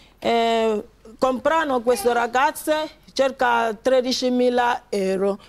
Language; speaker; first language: Italian; non-native, learner; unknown